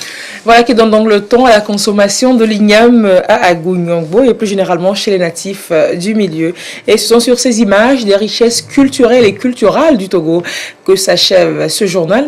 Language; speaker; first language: French; native; French